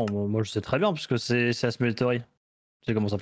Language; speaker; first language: French; native; French